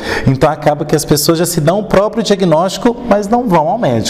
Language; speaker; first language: Portuguese; native; Portuguese